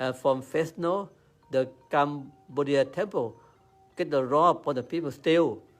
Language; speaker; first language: English; non-native, learner; Thai